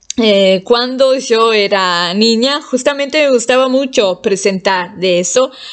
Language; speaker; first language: Spanish; non-native, fluent; Italian